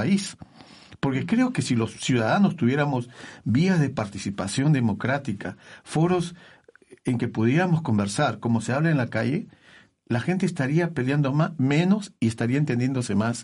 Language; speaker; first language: Spanish; native; Spanish